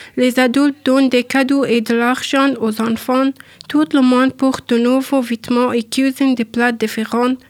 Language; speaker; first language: French; non-native, learner; Persian